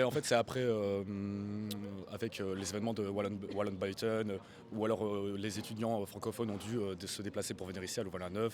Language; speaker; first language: French; native; French